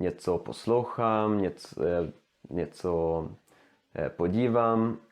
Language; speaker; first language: Czech; non-native, learner; Swedish